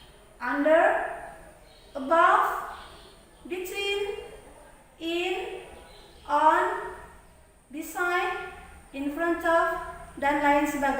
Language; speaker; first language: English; non-native, fluent; Indonesian